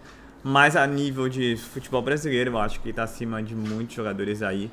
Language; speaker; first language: Portuguese; native; Portuguese